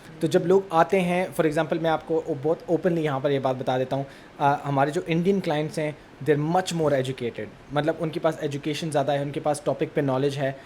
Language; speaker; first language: Urdu; early bilingual, heritage; Urdu